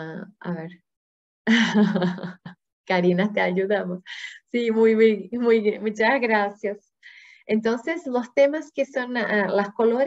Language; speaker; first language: Spanish; non-native, fluent; Portuguese